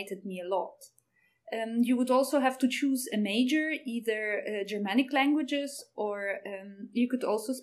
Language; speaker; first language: English; non-native, fluent; Ukrainian